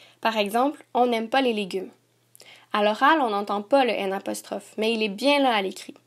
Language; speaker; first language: French; native; French